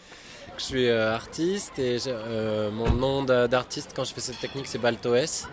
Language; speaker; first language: French; native; French